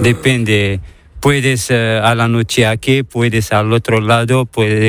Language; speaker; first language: Spanish; non-native, learner; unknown